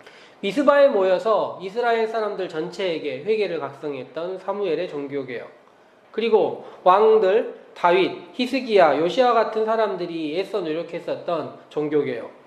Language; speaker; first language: Korean; native; Korean